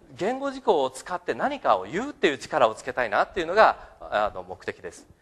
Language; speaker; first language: Japanese; native; Japanese